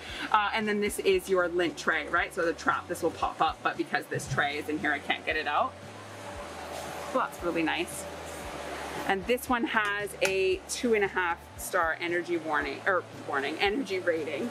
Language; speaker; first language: English; native; English